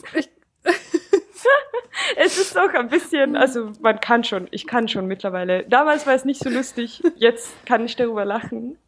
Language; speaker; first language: German; non-native, fluent; Swedish